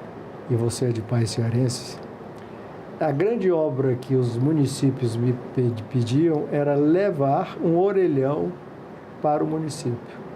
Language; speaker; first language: Portuguese; native; Portuguese